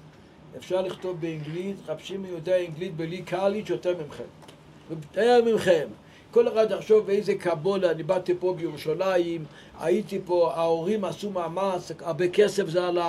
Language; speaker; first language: Hebrew; non-native, local second language; Yiddish